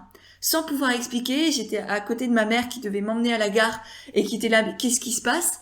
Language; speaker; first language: French; native; French